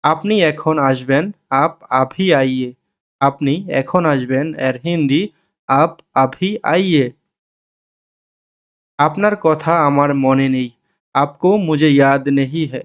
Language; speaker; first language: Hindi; non-native, learner; Bangla